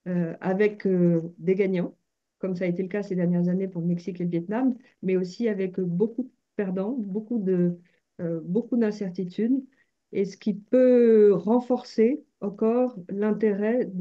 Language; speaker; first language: French; native; French